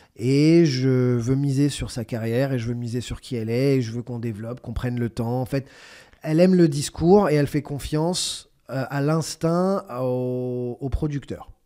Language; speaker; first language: French; native; French